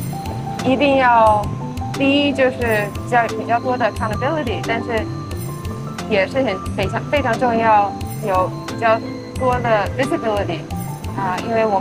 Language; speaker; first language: Chinese; early bilingual, heritage; Chinese